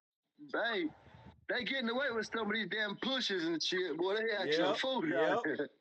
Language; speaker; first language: English; native; English